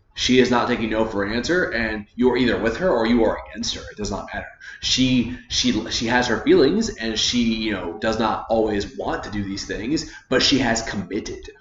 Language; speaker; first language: English; native; English